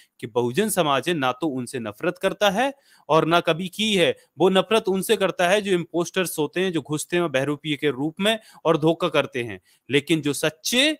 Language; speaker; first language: Hindi; native; Hindi